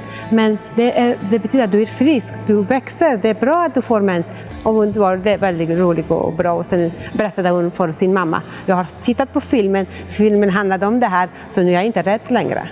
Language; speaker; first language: Swedish; non-native, fluent; Persian